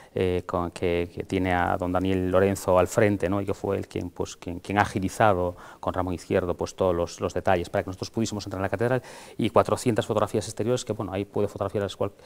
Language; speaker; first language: Spanish; native; Spanish